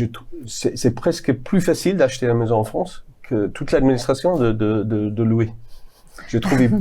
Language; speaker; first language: French; non-native, fluent; English